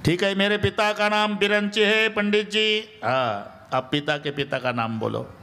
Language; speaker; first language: Hindi; non-native, local second language; Marathi